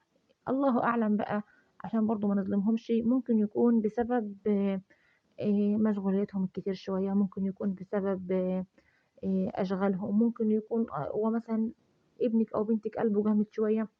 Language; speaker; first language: Arabic; native; Arabic